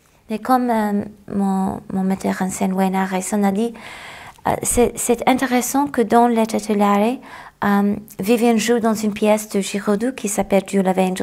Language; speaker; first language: French; non-native, fluent; English